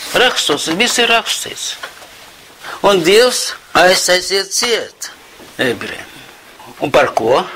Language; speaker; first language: Latvian; non-native, local second language; Russian